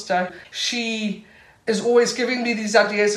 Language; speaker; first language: English; native; English